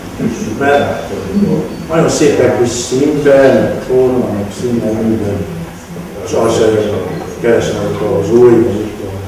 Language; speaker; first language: Hungarian; non-native, local second language; Romanian